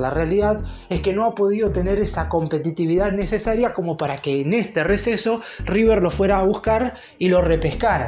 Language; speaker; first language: Spanish; native; Spanish